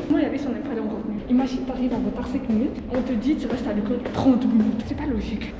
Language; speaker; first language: French; native; French